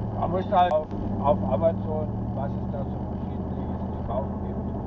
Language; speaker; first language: German; native; German